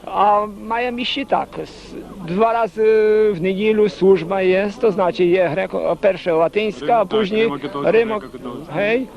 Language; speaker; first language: Polish; non-native, local second language; Rusyn